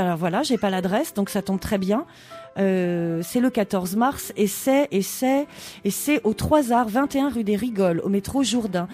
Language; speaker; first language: French; native; French